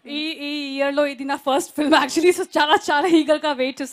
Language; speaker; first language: Telugu; non-native, learner; Hindi